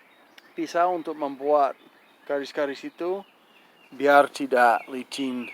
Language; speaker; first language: Indonesian; non-native, fluent; English